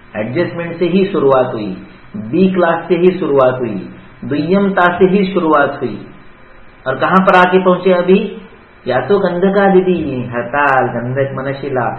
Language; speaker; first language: Hindi; non-native, local second language; Marathi